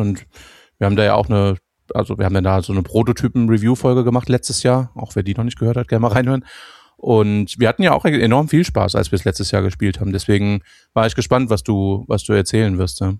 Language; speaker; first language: German; native; German